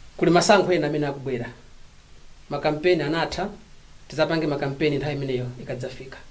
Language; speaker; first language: Nyanja; non-native, local second language; Tumbuka